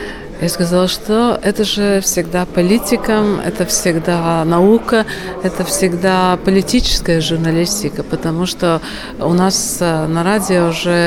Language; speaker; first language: Russian; non-native, local second language; Latvian